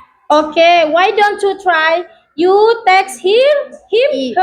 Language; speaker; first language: English; non-native, learner; Indonesian